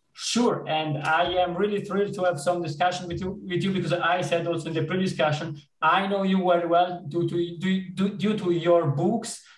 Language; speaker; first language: English; non-native, fluent; Italian